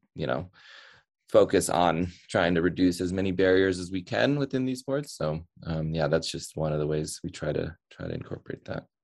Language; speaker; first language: English; early bilingual, other home language; Hindi